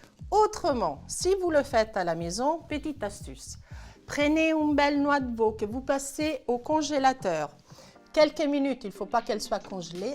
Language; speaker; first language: French; non-native, fluent; Italian